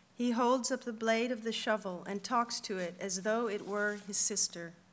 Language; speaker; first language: English; native; English